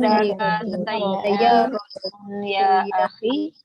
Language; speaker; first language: Arabic; non-native, learner; Indonesian